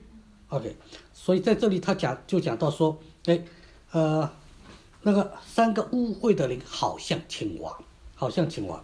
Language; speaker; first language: Chinese; native; Chinese